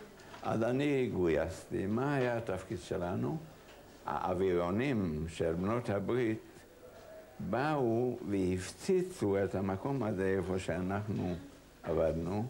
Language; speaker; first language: Hebrew; non-native, fluent; Hungarian